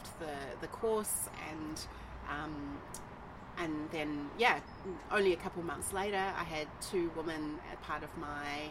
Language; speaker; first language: English; native; English